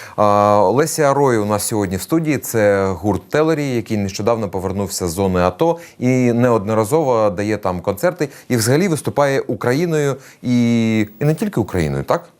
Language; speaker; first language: Ukrainian; native; Ukrainian